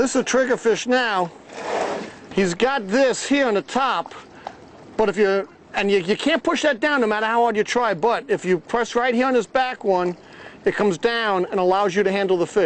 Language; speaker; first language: English; native; English